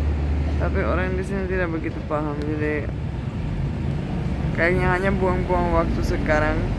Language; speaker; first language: Indonesian; non-native, fluent; Czech